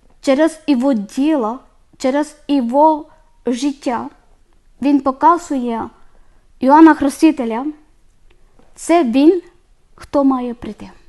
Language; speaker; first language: Ukrainian; non-native, learner; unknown